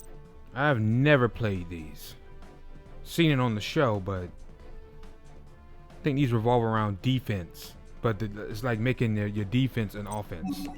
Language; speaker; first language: English; native; English